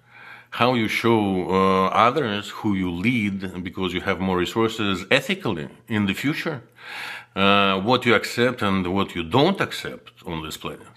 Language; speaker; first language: English; non-native, fluent; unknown